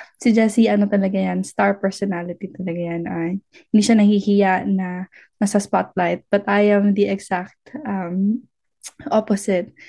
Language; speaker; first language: Filipino; native; Filipino